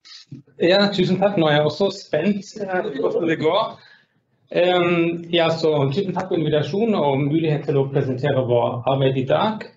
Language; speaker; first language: Norwegian; non-native, fluent; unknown